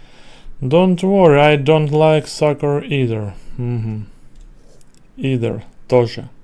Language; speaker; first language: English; non-native, learner; Russian